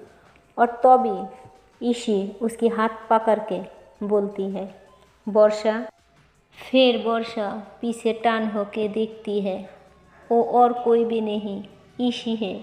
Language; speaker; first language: Hindi; non-native, local second language; Bangla